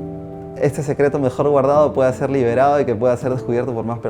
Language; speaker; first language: Spanish; native; Spanish